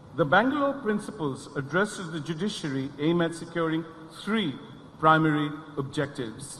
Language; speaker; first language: English; non-native, local second language; Bangla